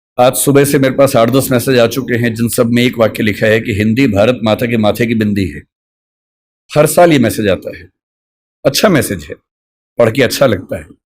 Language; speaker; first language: Hindi; native; Hindi